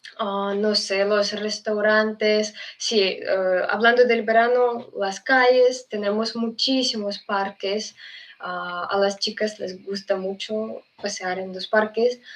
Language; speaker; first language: Spanish; non-native, fluent; Russian